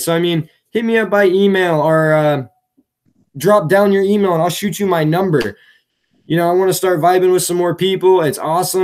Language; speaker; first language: English; native; English